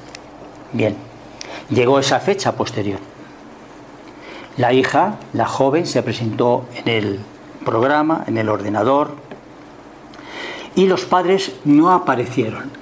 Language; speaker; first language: Spanish; native; Spanish